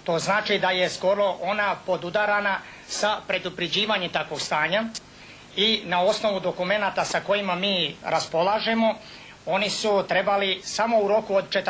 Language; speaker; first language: Bosnian; native; Bosnian